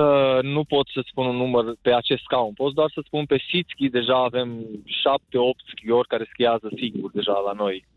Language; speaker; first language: Romanian; native; Romanian